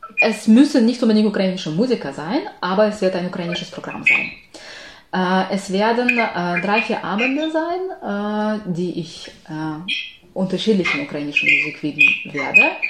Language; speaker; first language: German; non-native, fluent; Ukrainian